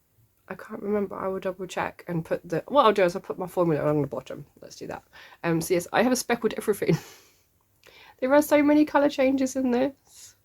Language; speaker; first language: English; native; English